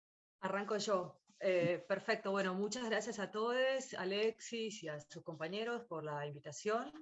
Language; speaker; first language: Spanish; native; Spanish